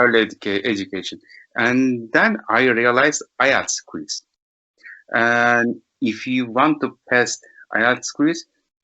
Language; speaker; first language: English; non-native, learner; Turkish